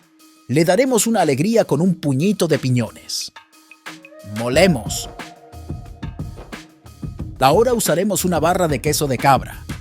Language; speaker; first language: Spanish; native; Spanish